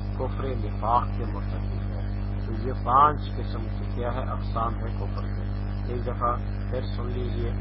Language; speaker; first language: Urdu; non-native, local second language; Pashto